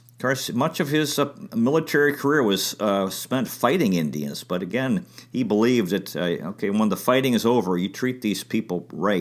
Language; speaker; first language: English; native; English